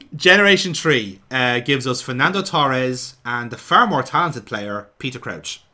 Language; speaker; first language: English; native; English